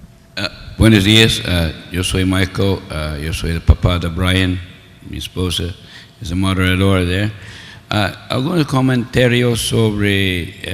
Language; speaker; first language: Spanish; non-native, learner; English